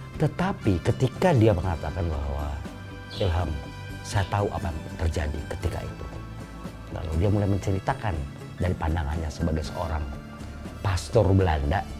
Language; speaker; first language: Indonesian; native; Indonesian